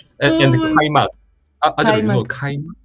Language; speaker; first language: English; non-native, learner; Korean